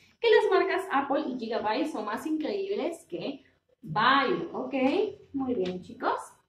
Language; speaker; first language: Spanish; native; Spanish